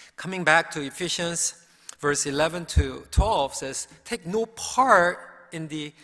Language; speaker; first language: English; early bilingual, other home language; Korean